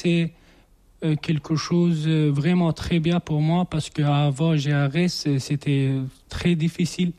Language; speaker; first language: French; non-native, learner; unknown